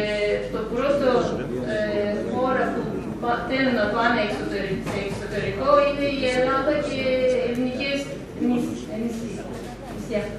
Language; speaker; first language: Greek; non-native, learner; Turkish